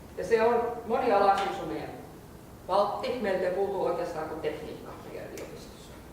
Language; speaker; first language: Finnish; native; Finnish